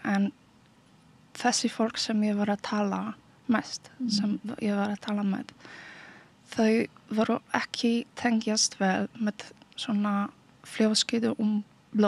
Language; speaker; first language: Icelandic; non-native, learner; Polish